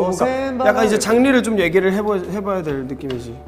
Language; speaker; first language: Korean; native; Korean